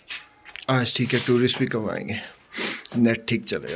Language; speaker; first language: Hindi; native; Hindi